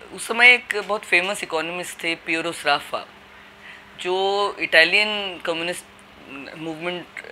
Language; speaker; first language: Hindi; native; Hindi